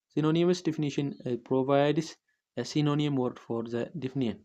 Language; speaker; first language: English; non-native, local second language; Amharic